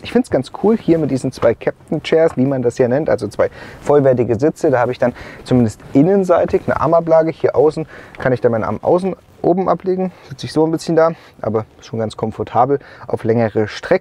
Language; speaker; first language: German; native; German